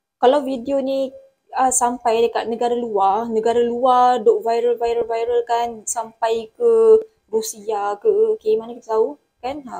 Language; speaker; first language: Malay; native; Malay